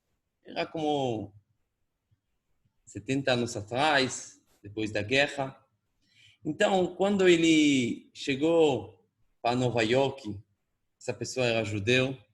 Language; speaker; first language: Portuguese; non-native, fluent; Hebrew